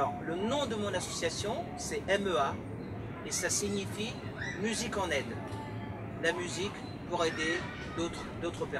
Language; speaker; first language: French; early bilingual, other home language; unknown